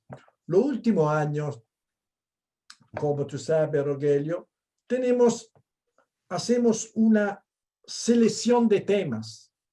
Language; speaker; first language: Spanish; non-native, fluent; Italian